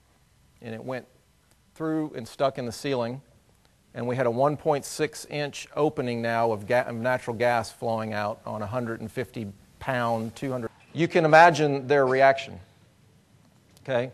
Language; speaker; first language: English; native; English